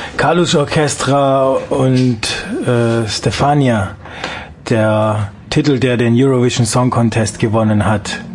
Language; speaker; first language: German; native; German